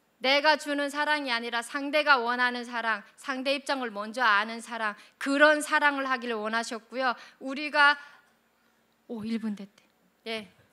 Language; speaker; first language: Korean; native; Korean